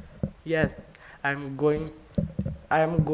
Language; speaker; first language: English; non-native, learner; Hindi